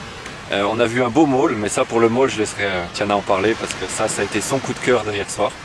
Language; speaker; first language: French; native; French